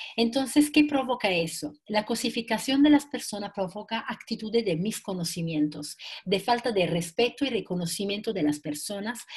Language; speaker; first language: Spanish; non-native, fluent; Italian